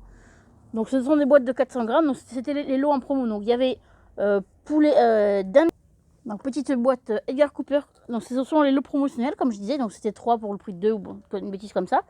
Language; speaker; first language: French; native; French